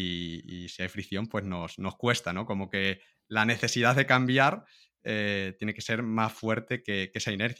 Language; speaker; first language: Spanish; native; Spanish